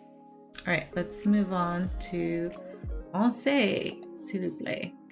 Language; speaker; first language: French; non-native, learner; English